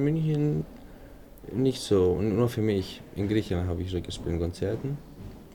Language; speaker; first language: German; non-native, fluent; Greek